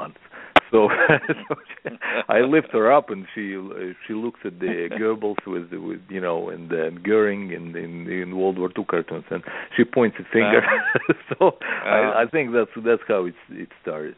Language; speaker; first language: English; non-native, fluent; Russian